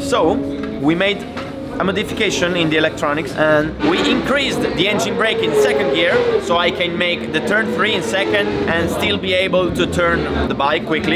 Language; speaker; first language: English; non-native, fluent; Italian